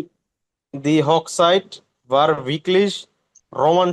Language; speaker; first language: German; non-native, learner; Bangla